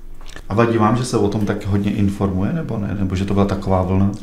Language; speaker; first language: Czech; native; Czech